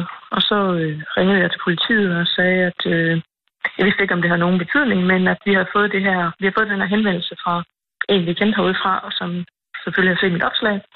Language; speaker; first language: Danish; native; Danish